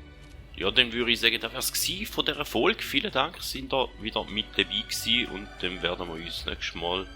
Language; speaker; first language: German; native; German